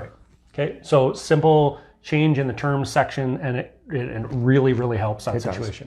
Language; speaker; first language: English; native; English